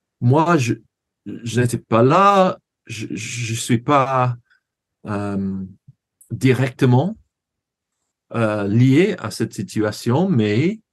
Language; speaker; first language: French; non-native, fluent; English